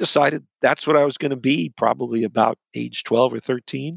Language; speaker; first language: English; native; English